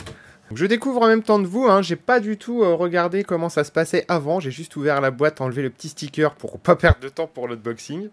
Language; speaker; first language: French; native; French